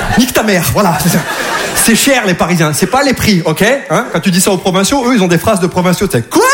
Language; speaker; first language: French; native; French